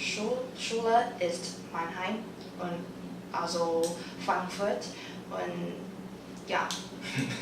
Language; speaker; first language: German; non-native, learner; Chinese